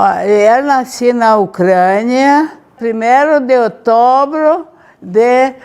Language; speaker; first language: Portuguese; early bilingual, other home language; Ukrainian